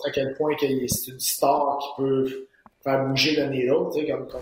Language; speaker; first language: French; native; French